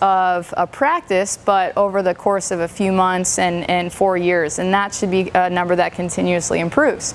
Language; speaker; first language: English; native; English